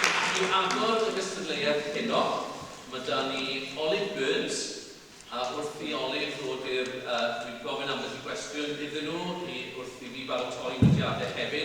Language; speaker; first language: Welsh; native; Welsh